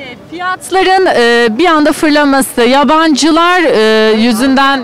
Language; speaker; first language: Turkish; native; Turkish